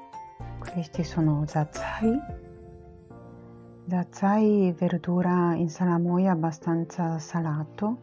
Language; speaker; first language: Italian; non-native, learner; Japanese